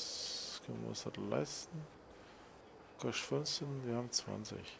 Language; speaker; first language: German; native; German